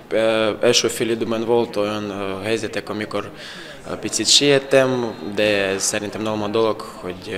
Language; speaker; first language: Hungarian; non-native, learner; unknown